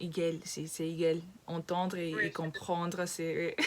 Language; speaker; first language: French; non-native, learner; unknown